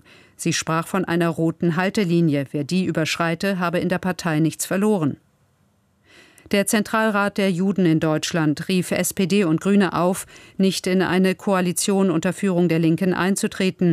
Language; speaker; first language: German; native; German